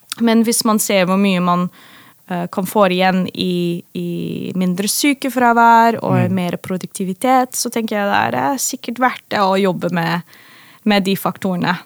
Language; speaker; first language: Norwegian; non-native, fluent; Dutch